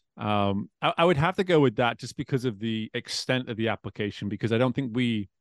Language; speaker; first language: English; native; English